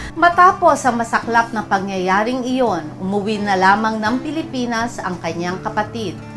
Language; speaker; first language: Filipino; native; Filipino